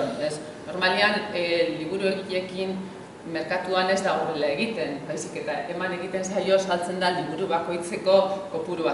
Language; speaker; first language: Basque; native; Basque